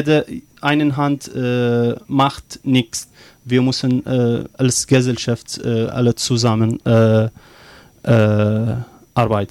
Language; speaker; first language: German; non-native, learner; Arabic